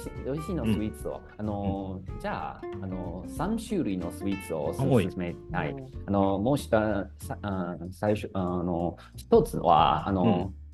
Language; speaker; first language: Japanese; non-native, learner; Chinese